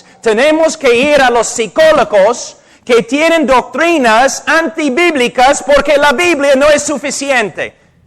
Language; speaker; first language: Spanish; non-native, fluent; English